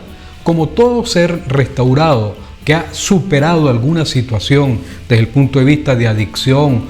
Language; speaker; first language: Spanish; native; Spanish